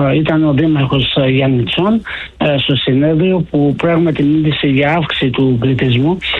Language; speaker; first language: Greek; early bilingual, heritage; Greek